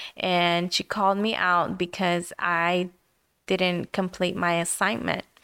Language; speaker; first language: English; early bilingual, other home language; Spanish